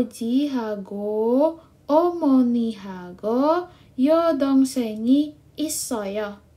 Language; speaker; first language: Korean; non-native, learner; Indonesian